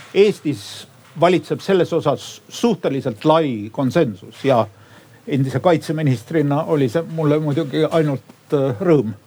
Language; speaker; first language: Estonian; native; Estonian